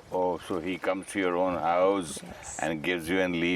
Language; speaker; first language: English; non-native, local second language; Hindi